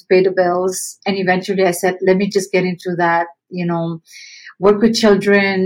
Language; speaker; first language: English; non-native, fluent; Romanian